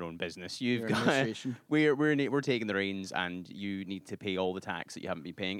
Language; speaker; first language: English; native; English